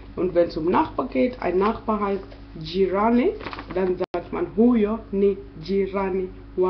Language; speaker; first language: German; non-native, fluent; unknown